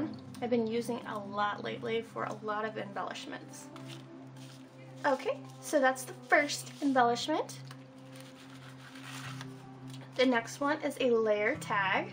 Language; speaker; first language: English; native; English